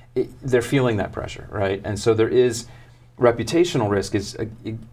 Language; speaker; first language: English; native; English